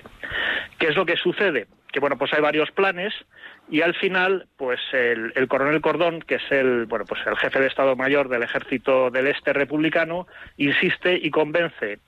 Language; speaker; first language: Spanish; native; Spanish